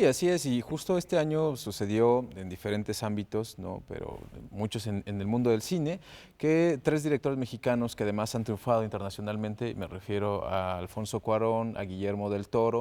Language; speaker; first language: Spanish; native; Spanish